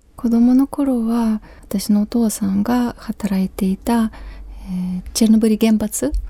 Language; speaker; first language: Japanese; non-native, fluent; Ukrainian